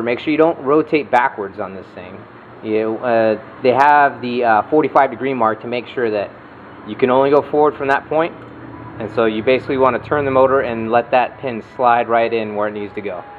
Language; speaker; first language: English; native; English